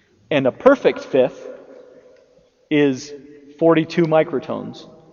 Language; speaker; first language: English; native; English